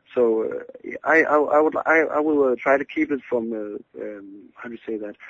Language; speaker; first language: English; non-native, fluent; Danish